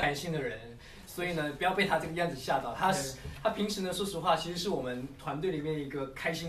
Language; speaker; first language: Chinese; native; Chinese